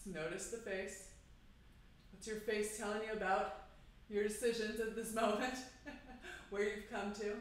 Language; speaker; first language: English; native; English